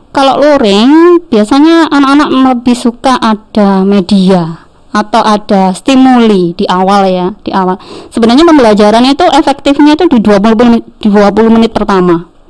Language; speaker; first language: Indonesian; native; Indonesian